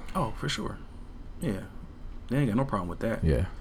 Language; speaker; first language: English; native; English